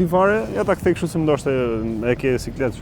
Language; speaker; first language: Albanian; native; Albanian